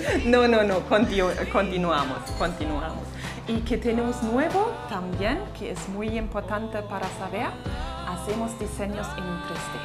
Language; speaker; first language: Spanish; non-native, fluent; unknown